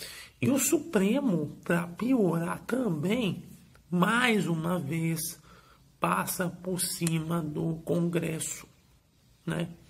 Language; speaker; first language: Portuguese; native; Portuguese